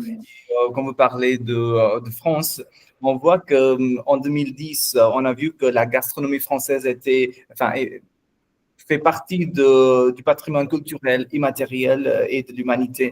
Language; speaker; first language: French; non-native, fluent; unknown